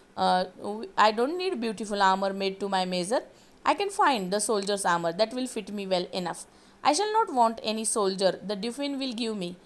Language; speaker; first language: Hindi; non-native, local second language; Marathi